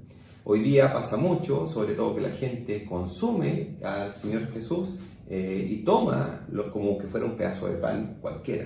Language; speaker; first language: Spanish; native; Spanish